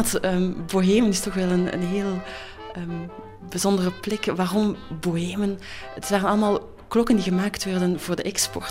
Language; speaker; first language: Dutch; native; Dutch